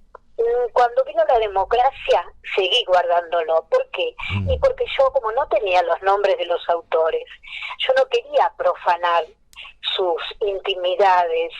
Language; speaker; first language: Spanish; native; Spanish